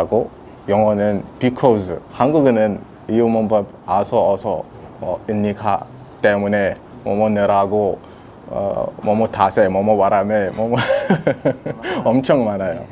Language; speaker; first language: Korean; non-native, fluent; Arabic